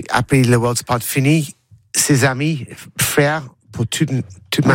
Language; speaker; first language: French; non-native, learner; English